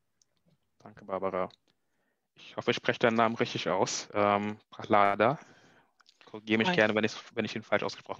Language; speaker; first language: German; native; German